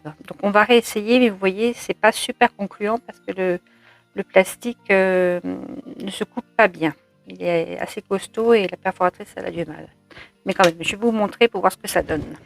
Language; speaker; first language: French; native; French